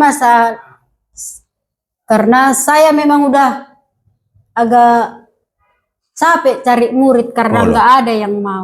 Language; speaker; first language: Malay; non-native, local second language; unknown